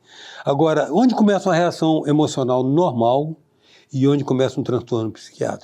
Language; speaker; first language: Portuguese; native; Portuguese